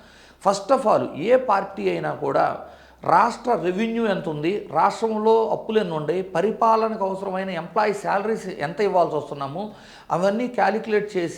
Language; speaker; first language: Telugu; native; Telugu